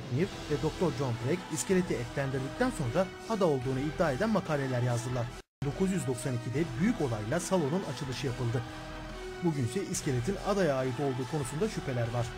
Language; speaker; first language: Turkish; native; Turkish